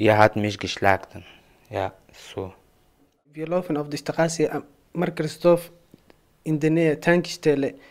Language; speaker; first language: German; non-native, learner; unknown